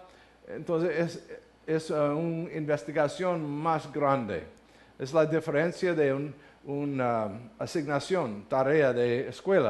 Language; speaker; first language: Spanish; non-native, learner; English